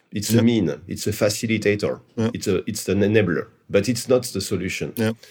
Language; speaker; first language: English; non-native, fluent; French